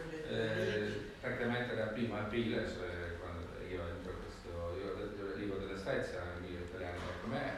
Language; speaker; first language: Italian; non-native, learner; Swedish